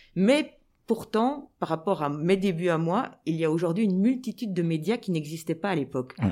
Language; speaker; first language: French; native; French